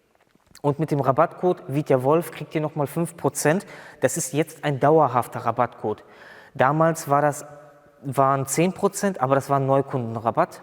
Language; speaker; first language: German; native; German